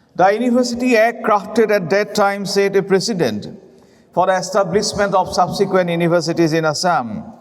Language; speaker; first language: English; non-native, local second language; Assamese